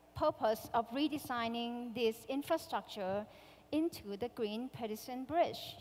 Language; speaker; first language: English; non-native, fluent; Thai